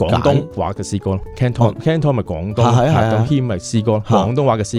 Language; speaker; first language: Cantonese; native; Cantonese